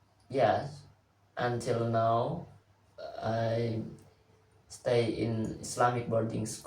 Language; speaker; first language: English; non-native, learner; Indonesian